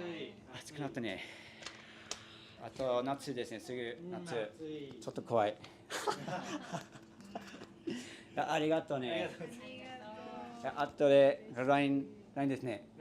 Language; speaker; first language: Japanese; non-native, learner; English